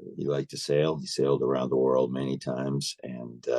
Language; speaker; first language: English; native; English